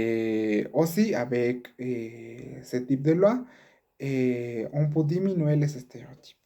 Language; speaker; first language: French; non-native, learner; Spanish